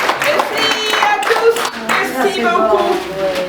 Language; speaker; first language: French; non-native, local second language; Dutch